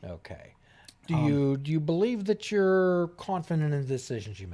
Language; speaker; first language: English; native; English